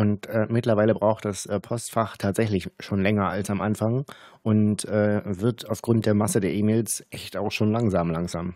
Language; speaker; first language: German; native; German